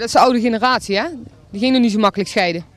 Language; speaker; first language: Dutch; native; Dutch